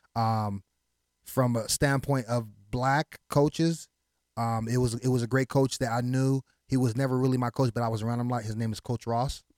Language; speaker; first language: English; early bilingual, other home language; Haitian Creole